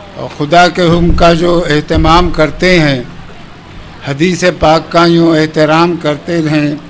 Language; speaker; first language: Urdu; native; Urdu